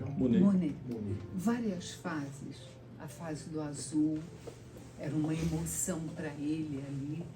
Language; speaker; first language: Portuguese; native; Portuguese